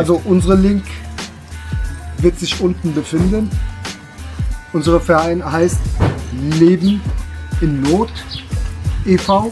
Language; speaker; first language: German; early bilingual, other home language; Turkish